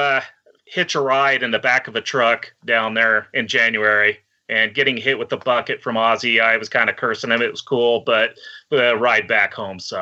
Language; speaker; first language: English; native; English